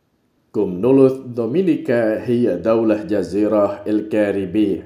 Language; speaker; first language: Arabic; non-native, fluent; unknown